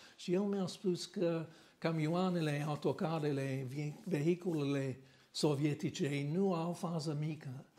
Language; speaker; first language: Romanian; non-native, fluent; English